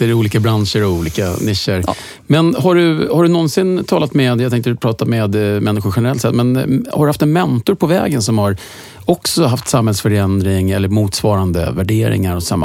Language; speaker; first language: Swedish; native; Swedish